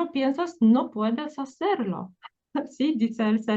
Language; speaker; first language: Spanish; non-native, fluent; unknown